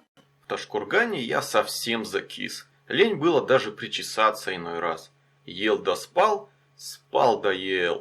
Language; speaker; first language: Russian; native; Russian